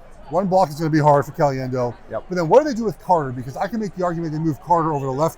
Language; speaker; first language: English; native; English